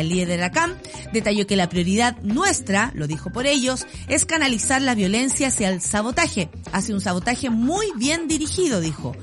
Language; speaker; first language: Spanish; native; Spanish